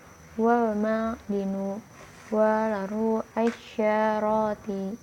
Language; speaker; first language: Arabic; non-native, learner; Indonesian